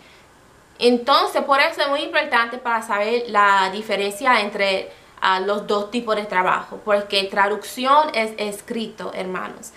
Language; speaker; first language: Spanish; non-native, fluent; English